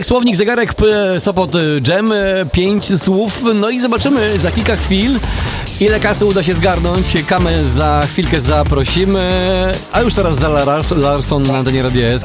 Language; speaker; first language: Polish; native; Polish